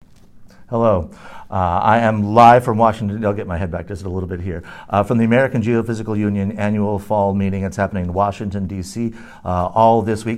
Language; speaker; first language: English; native; English